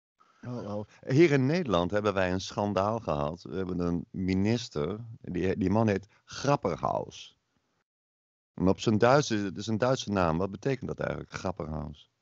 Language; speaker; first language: Dutch; native; Dutch